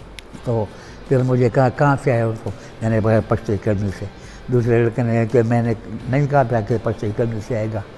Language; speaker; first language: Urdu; non-native, local second language; Pashto